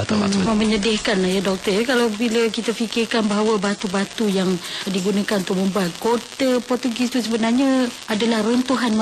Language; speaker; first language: Malay; native; Malay